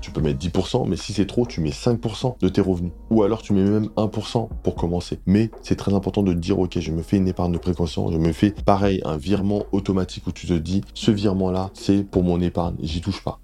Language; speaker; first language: French; native; French